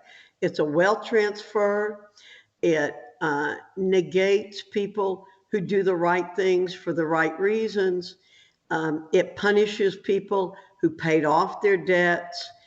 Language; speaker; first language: English; native; English